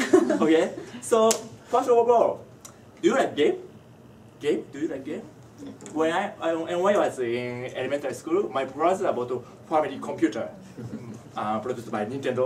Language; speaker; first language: English; non-native, learner; Japanese